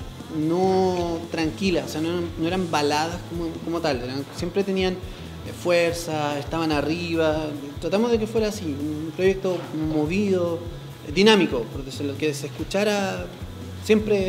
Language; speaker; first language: Spanish; native; Spanish